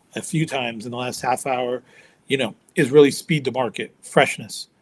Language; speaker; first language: English; native; English